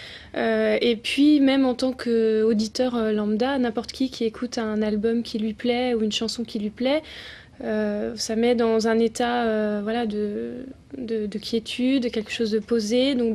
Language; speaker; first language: French; native; French